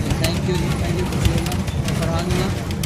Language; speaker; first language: English; non-native, fluent; Urdu